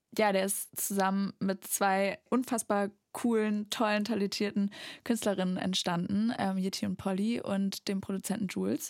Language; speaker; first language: German; native; German